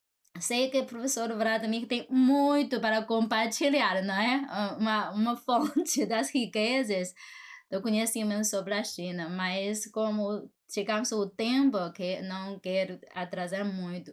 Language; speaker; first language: Portuguese; non-native, fluent; Chinese